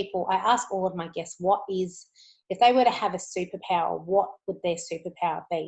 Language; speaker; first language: English; native; English